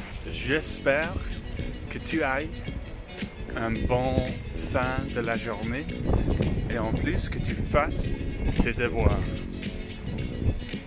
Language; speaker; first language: French; non-native, learner; English